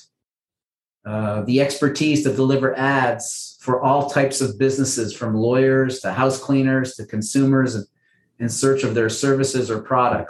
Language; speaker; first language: English; native; English